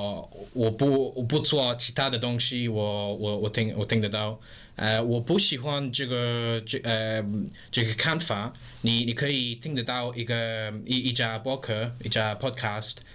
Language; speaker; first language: Chinese; non-native, learner; English